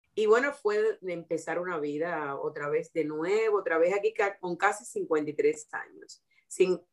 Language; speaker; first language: Spanish; native; Spanish